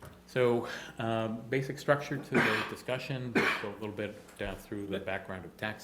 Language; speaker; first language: English; native; English